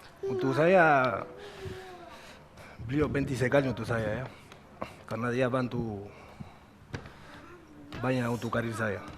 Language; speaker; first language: Indonesian; non-native, fluent; Spanish